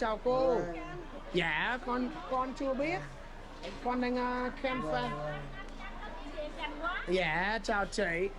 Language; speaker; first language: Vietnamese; non-native, fluent; English